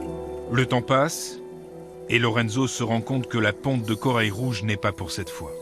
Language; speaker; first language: French; native; French